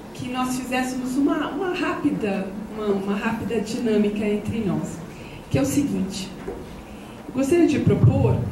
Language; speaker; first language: Portuguese; native; Portuguese